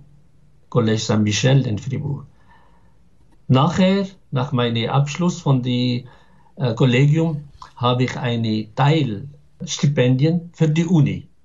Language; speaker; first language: German; non-native, fluent; Arabic